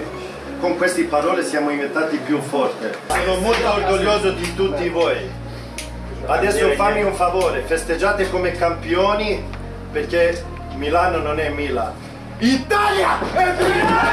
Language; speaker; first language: Italian; non-native, fluent; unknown